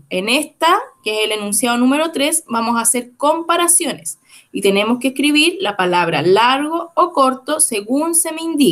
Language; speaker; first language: Spanish; native; Spanish